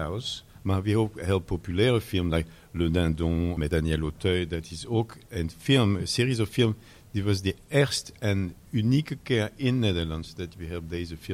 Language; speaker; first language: Dutch; non-native, learner; French